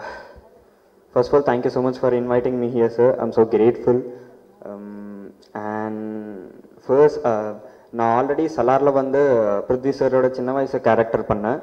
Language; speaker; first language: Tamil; non-native, learner; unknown